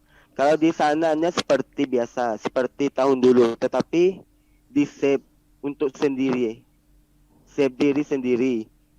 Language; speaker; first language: Indonesian; non-native, learner; Malay